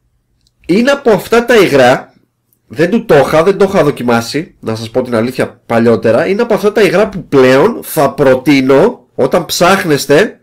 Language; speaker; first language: Greek; native; Greek